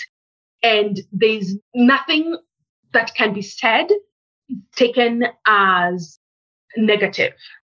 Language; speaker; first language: English; native; English